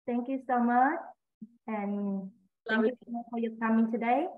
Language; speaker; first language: English; non-native, learner; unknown